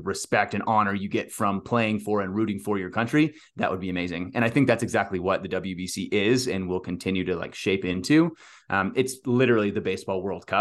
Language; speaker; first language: English; native; English